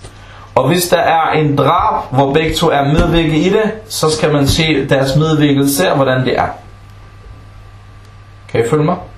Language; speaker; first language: Danish; early bilingual, other home language; Arabic